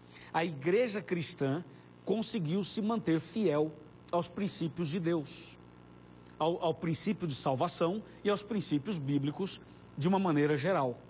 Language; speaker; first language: Portuguese; native; Portuguese